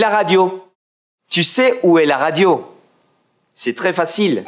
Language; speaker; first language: French; non-native, fluent; Spanish